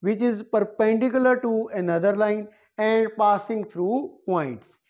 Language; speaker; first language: English; non-native, local second language; Punjabi